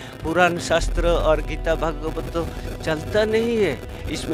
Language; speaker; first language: Hindi; non-native, local second language; Odia